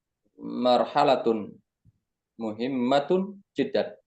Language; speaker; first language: Arabic; non-native, learner; Indonesian